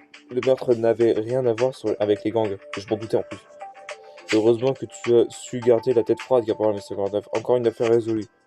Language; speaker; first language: French; native; French